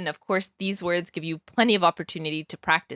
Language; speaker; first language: English; native; English